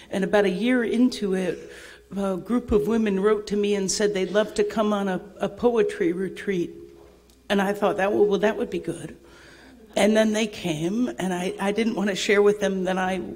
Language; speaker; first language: English; native; English